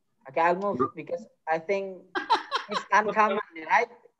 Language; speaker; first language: English; non-native, fluent; Indonesian